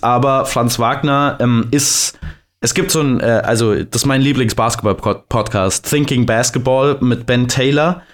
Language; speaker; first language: German; native; German